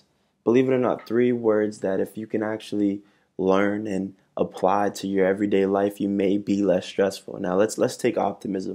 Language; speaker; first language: English; native; English